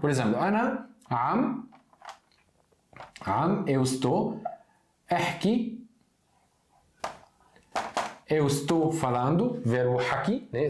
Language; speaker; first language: Portuguese; non-native, fluent; Arabic